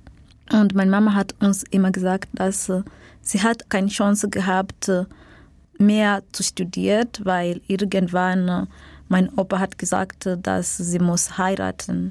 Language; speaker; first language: German; non-native, learner; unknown